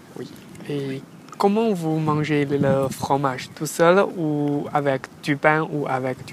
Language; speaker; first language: French; non-native, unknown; Chinese